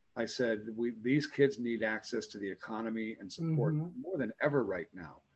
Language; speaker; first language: English; native; English